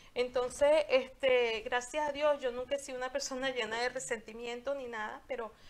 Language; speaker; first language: Spanish; native; Spanish